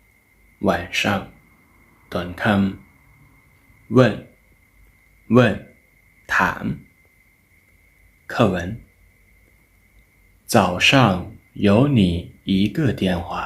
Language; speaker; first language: Chinese; non-native, fluent; Lao